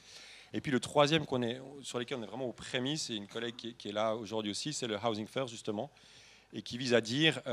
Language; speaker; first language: French; native; French